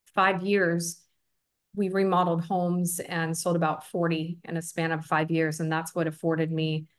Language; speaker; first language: English; native; English